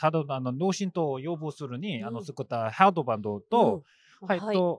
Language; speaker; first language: Japanese; non-native, learner; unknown